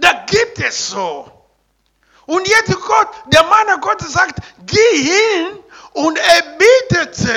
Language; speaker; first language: German; non-native, learner; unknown